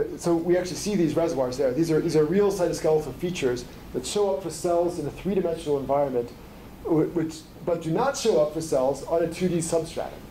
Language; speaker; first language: English; native; English